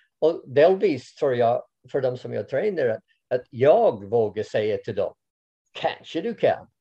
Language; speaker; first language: Swedish; non-native, fluent; English